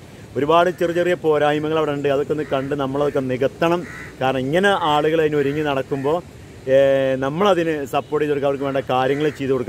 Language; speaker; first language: Malayalam; native; Malayalam